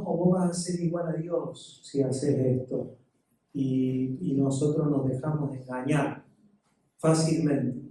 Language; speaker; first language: Spanish; native; Spanish